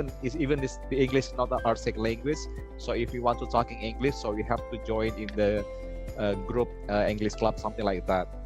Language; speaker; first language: English; non-native, learner; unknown